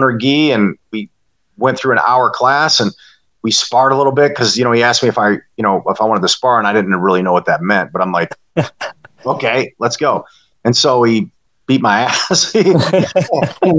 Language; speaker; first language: English; native; English